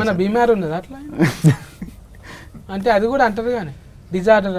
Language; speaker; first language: Telugu; native; Telugu